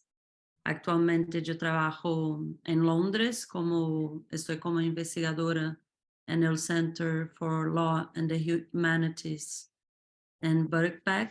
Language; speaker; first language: Spanish; non-native, fluent; Portuguese